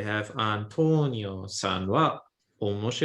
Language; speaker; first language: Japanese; non-native, fluent; English